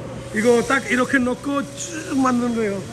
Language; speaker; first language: Korean; non-native, learner; Hindi